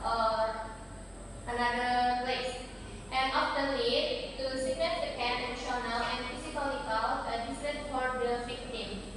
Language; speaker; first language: English; non-native, learner; Indonesian